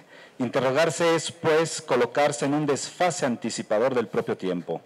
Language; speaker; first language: Spanish; native; Spanish